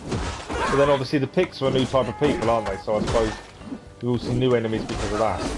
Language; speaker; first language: English; native; English